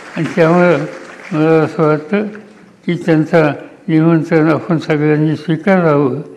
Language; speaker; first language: Marathi; native; Marathi